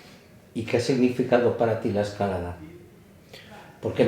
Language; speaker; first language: Spanish; native; Spanish